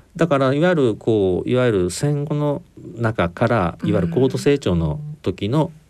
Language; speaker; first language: Japanese; native; Japanese